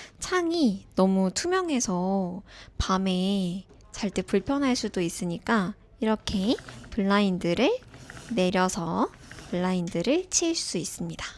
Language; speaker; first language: Korean; native; Korean